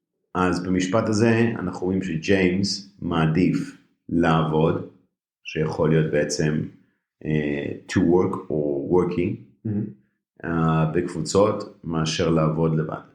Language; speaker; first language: Hebrew; native; Hebrew